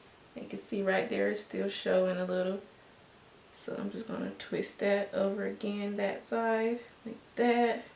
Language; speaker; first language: English; native; English